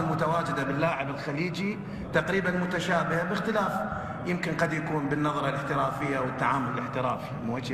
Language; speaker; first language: Arabic; native; Arabic